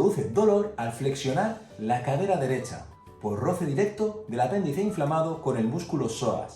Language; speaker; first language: Spanish; native; Spanish